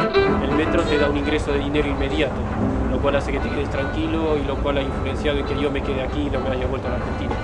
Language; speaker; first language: Spanish; native; Spanish